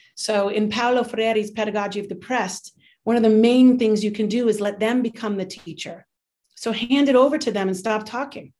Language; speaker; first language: English; native; English